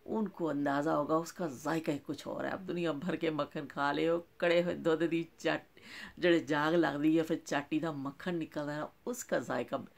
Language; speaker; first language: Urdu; non-native, local second language; Punjabi